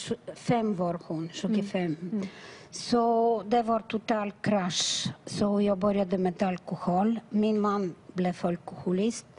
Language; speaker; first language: Swedish; non-native, fluent; Bulgarian